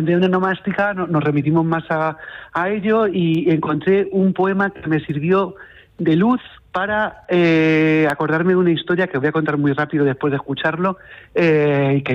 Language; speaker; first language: Spanish; native; Spanish